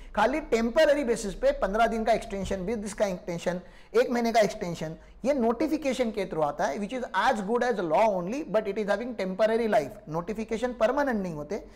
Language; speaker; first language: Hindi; non-native, local second language; Marathi